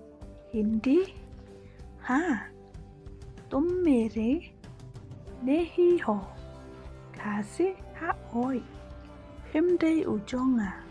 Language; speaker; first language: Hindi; non-native, local second language; Khasi